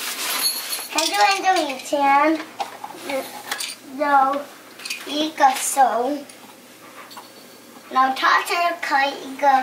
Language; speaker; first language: Chinese; early bilingual, heritage; Chinese